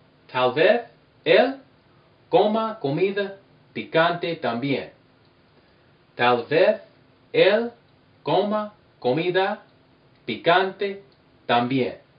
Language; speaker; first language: Spanish; non-native, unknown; English